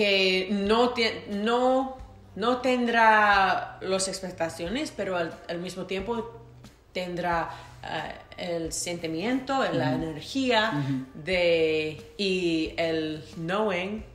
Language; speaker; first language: Spanish; non-native, learner; English